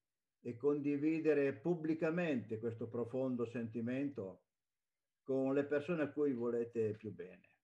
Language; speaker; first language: Italian; native; Italian